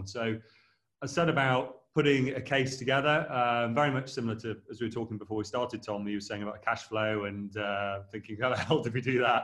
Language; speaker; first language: English; native; English